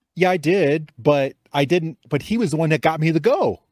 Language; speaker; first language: English; native; English